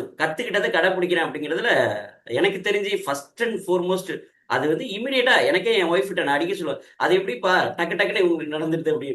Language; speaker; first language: Tamil; native; Tamil